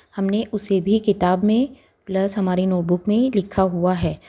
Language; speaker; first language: Hindi; non-native, local second language; Marathi